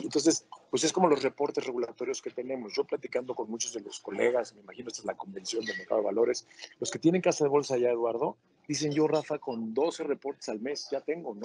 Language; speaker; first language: Spanish; native; Spanish